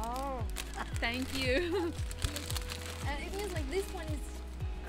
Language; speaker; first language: English; non-native, learner; Uzbek